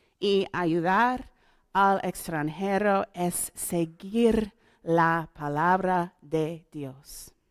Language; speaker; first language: Spanish; non-native, learner; English